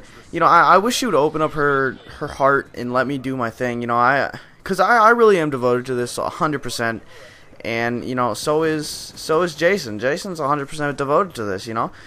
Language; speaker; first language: English; native; English